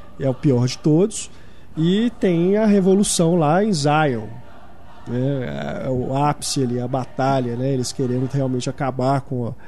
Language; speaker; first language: Portuguese; native; Portuguese